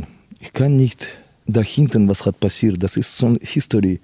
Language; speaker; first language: German; non-native, fluent; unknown